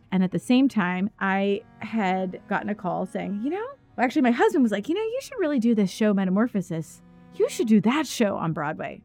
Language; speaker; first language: English; native; English